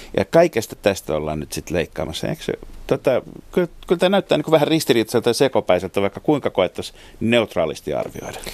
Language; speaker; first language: Finnish; native; Finnish